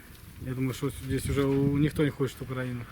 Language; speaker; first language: Russian; native; Russian